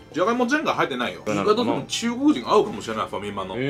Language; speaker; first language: Japanese; native; Japanese